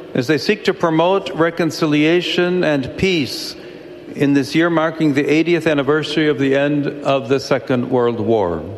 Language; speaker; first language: English; native; English